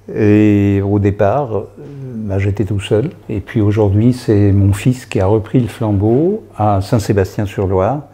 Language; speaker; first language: French; native; French